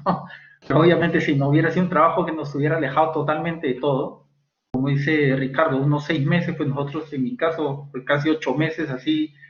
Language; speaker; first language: Spanish; native; Spanish